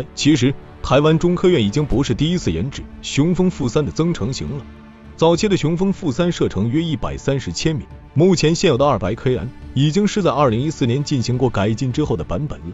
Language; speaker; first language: Chinese; native; Chinese